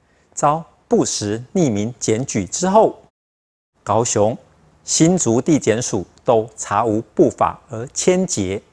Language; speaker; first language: Chinese; native; Chinese